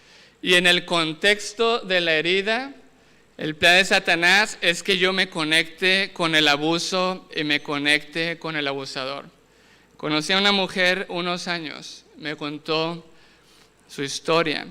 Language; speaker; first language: Spanish; native; Spanish